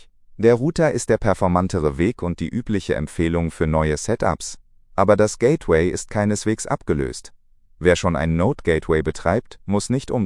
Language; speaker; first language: German; native; German